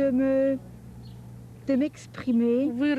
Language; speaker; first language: French; non-native, fluent; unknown